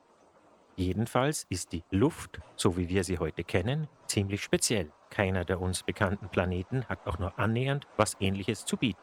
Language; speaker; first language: German; native; German